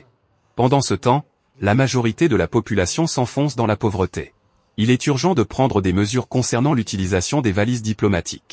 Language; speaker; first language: French; non-native, local second language; Malagasy